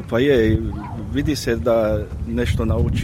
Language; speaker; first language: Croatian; early bilingual, heritage; English